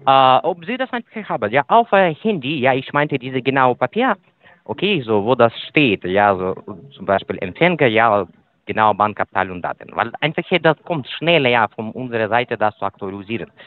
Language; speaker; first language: German; non-native, fluent; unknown